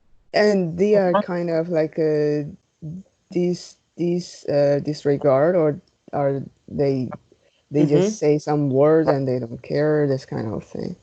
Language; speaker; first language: English; non-native, learner; Chinese